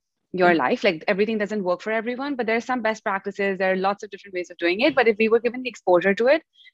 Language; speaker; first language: English; non-native, local second language; Hindi